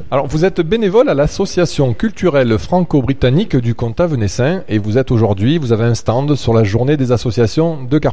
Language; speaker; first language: French; native; French